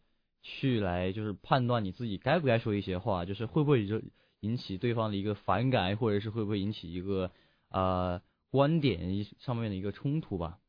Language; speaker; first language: Chinese; native; Chinese